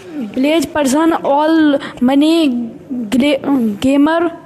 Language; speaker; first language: English; non-native, local second language; Hindi